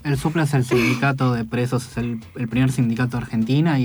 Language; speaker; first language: Spanish; native; Spanish